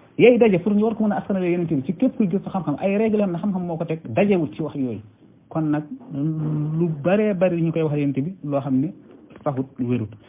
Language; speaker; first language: Wolof; non-native, local second language; Fula